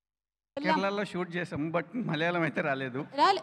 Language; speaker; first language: Telugu; native; Telugu